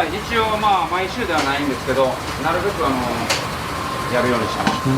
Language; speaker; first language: Japanese; native; Japanese